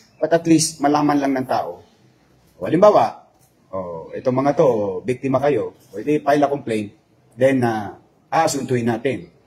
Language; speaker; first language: Filipino; native; Filipino